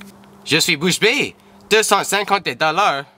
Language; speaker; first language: French; non-native, learner; English